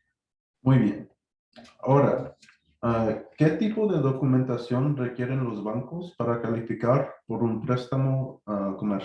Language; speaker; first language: Spanish; early bilingual, heritage; Spanish